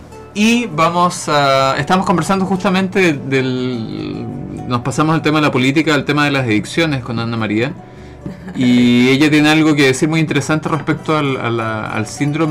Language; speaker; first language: Spanish; native; Spanish